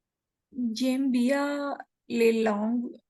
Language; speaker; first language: French; non-native, learner; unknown